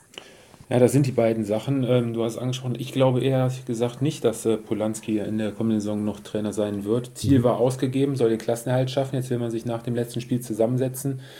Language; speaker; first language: German; native; German